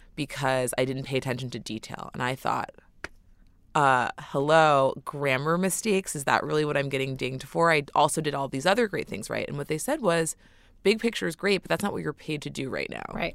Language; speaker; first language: English; native; English